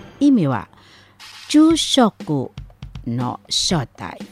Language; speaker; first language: Japanese; non-native, fluent; Indonesian